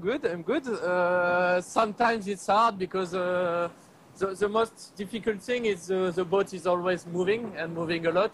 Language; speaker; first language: English; non-native, learner; French